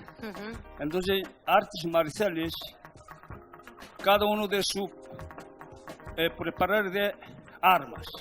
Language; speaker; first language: Spanish; non-native, learner; Korean